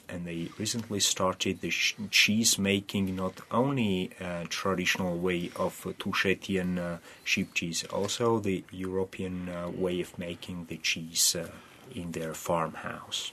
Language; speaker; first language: English; non-native, fluent; Georgian